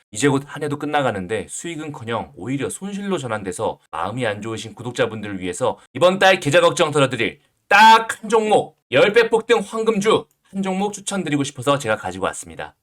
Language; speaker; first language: Korean; native; Korean